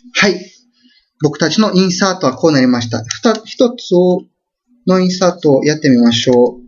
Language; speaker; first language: Japanese; non-native, fluent; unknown